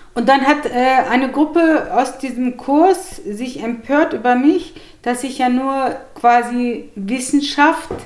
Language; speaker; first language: German; early bilingual, other home language; Turkish